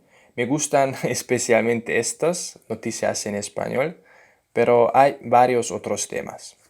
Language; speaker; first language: Spanish; non-native, fluent; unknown